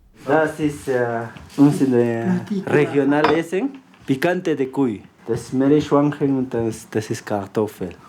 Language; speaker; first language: German; non-native, learner; Spanish